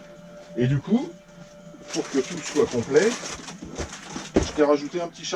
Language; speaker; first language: French; native; French